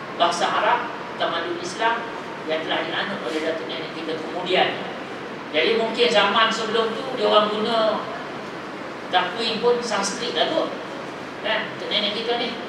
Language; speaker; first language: Malay; native; Malay